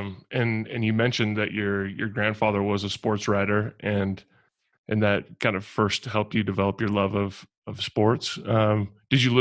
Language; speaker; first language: English; native; English